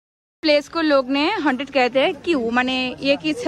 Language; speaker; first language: Hindi; non-native, local second language; Bangla